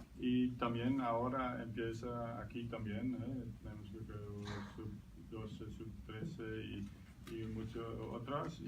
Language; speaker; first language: Spanish; non-native, learner; Dutch